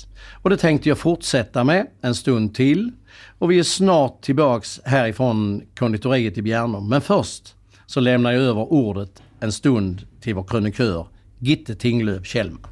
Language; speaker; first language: Swedish; native; Swedish